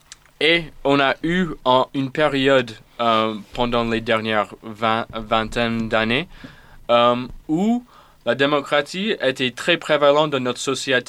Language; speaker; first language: French; non-native, fluent; English